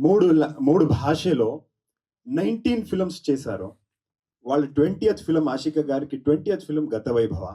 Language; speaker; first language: Telugu; non-native, learner; Kannada